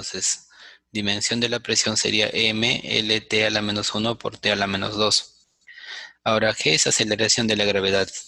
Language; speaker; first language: Spanish; native; Spanish